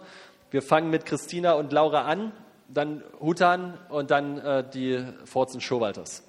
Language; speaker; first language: German; native; German